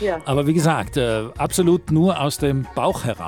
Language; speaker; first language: German; native; German